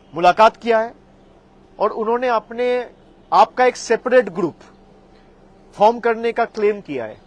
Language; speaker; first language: Hindi; non-native, local second language; Bangla